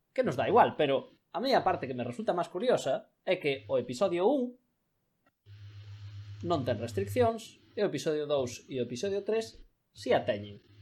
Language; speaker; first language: Galician; non-native, local second language; Spanish